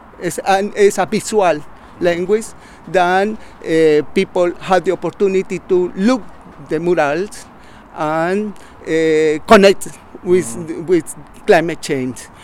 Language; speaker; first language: English; non-native, learner; Spanish